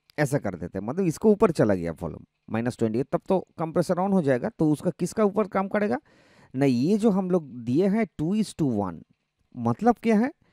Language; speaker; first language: Hindi; non-native, local second language; Bangla